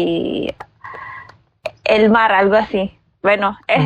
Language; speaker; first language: Spanish; non-native, learner; Filipino